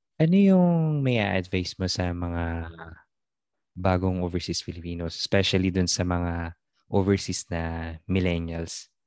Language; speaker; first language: Filipino; native; Filipino